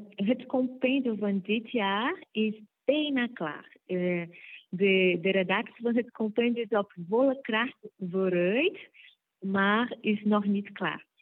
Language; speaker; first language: Dutch; non-native, fluent; Portuguese